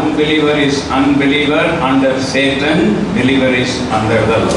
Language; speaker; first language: English; non-native, local second language; Telugu